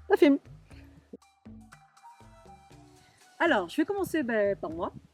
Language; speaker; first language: French; native; French